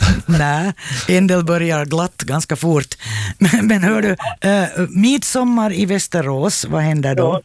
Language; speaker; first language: Swedish; native; Swedish